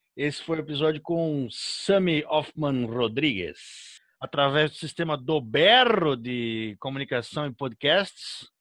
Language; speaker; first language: Portuguese; native; Portuguese